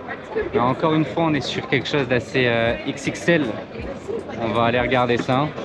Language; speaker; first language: French; native; French